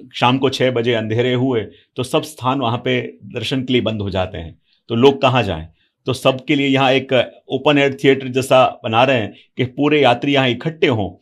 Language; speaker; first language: Hindi; non-native, local second language; Gujarati